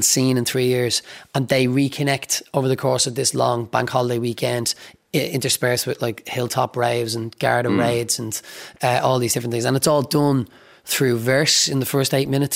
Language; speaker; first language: English; native; English